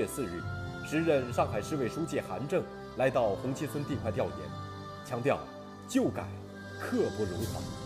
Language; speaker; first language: Chinese; native; Chinese